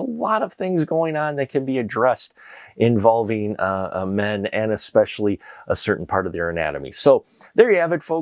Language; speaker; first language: English; native; English